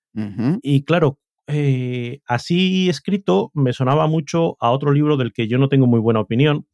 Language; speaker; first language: Spanish; native; Spanish